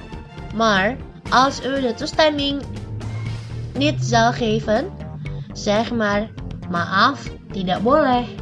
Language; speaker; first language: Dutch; non-native, fluent; Indonesian